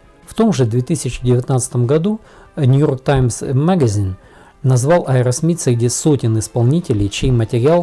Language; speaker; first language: Russian; native; Russian